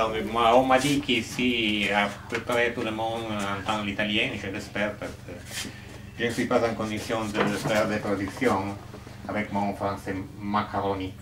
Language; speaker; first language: French; non-native, fluent; Italian